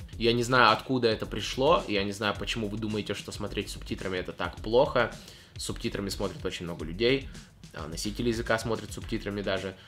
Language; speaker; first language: Russian; early bilingual, heritage; Russian